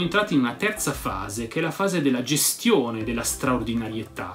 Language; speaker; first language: Italian; native; Italian